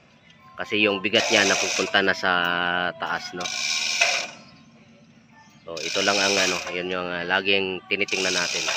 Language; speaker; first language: Filipino; native; Filipino